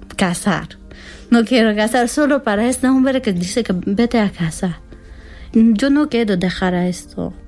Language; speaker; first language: Spanish; non-native, learner; Persian